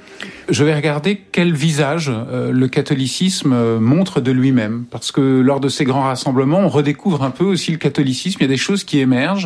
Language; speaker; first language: French; native; French